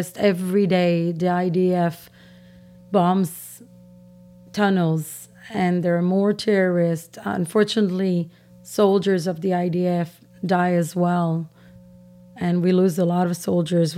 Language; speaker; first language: English; non-native, fluent; Persian